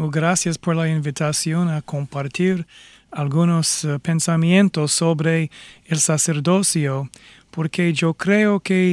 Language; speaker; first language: Spanish; non-native, fluent; English